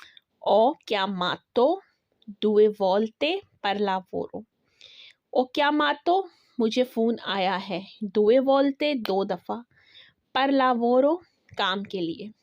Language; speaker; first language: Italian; non-native, learner; Urdu